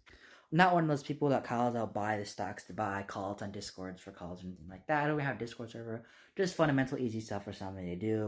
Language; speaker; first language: English; native; English